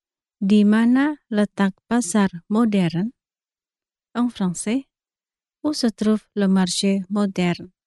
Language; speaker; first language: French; non-native, fluent; Indonesian